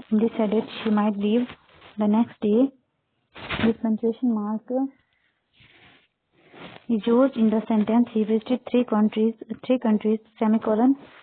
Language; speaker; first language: English; non-native, local second language; Urdu